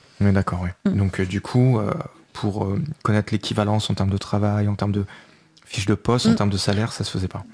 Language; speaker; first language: French; native; French